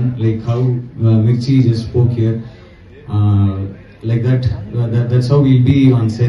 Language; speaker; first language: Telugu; non-native, learner; Tamil